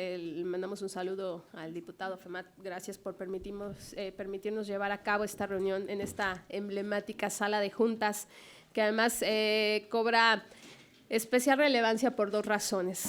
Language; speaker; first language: Spanish; native; Spanish